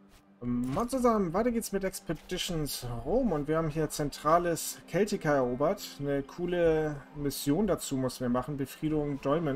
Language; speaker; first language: German; native; German